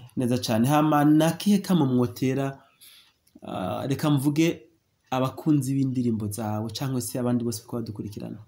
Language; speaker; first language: Rundi; native; Rundi